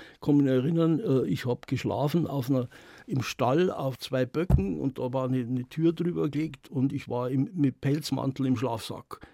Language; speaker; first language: German; native; German